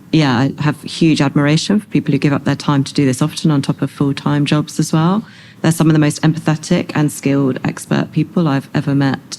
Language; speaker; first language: English; native; English